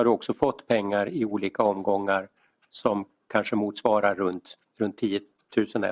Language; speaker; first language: Swedish; native; Swedish